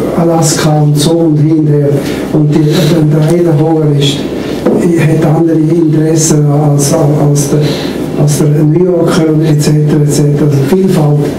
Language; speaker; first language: German; native; German